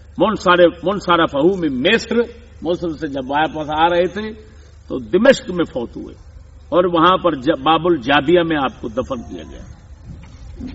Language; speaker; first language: Urdu; native; Urdu